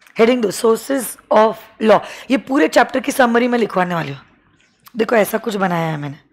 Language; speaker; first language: Hindi; native; Hindi